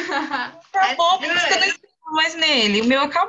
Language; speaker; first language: Portuguese; native; Portuguese